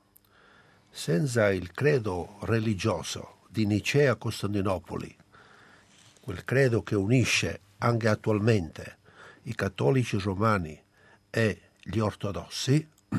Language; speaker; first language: Italian; non-native, local second language; Albanian